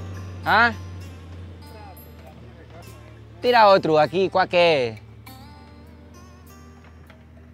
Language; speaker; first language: Portuguese; non-native, learner; Vietnamese